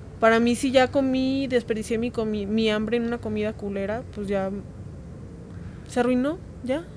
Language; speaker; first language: Spanish; native; Spanish